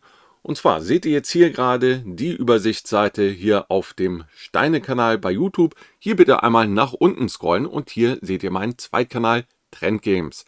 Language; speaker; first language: German; native; German